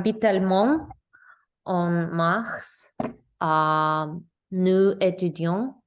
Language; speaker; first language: French; non-native, learner; English